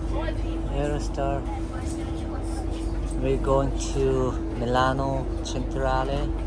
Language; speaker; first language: English; non-native, fluent; Tibetan